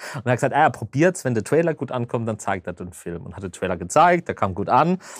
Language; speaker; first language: German; native; German